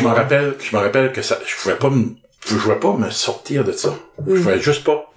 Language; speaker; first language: French; native; French